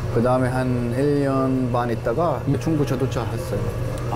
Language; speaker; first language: Korean; non-native, learner; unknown